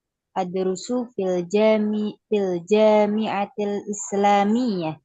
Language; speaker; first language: Arabic; non-native, learner; Indonesian